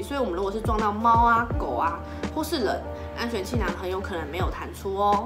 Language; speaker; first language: Chinese; native; Chinese